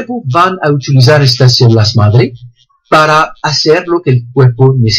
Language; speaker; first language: Spanish; non-native, fluent; French